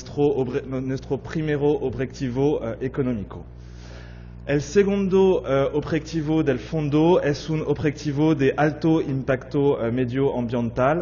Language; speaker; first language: Spanish; non-native, fluent; French